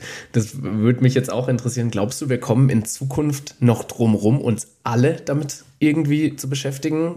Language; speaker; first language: German; native; German